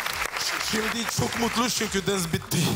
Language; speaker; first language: Turkish; non-native, learner; French